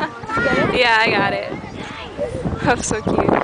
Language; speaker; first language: English; native; English